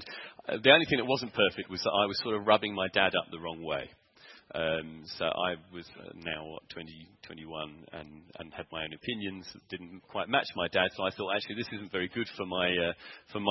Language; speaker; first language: English; native; English